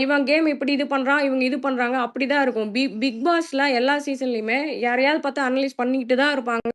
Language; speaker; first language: Tamil; native; Tamil